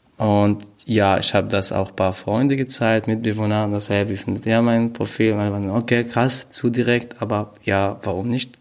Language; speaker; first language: German; non-native, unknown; Arabic